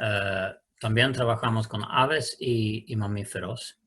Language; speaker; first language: Spanish; non-native, learner; Swedish